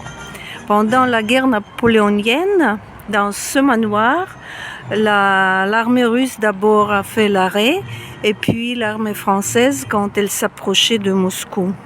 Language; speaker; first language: French; non-native, fluent; Russian